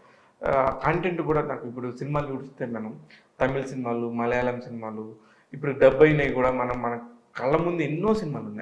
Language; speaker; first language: Telugu; native; Telugu